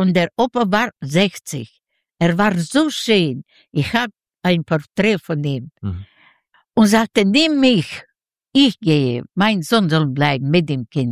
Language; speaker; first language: German; non-native, learner; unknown